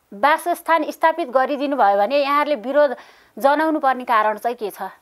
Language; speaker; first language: Nepali; native; Nepali